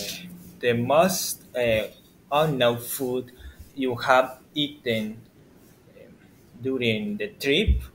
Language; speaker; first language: English; non-native, learner; Spanish